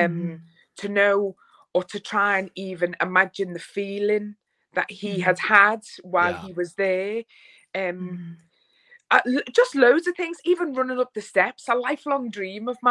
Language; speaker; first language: English; native; English